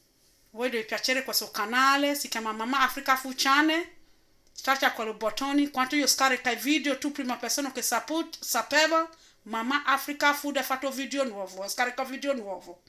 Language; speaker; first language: Italian; non-native, learner; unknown